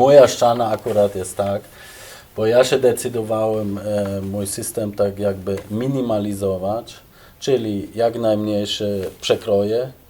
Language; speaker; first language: Polish; non-native, fluent; German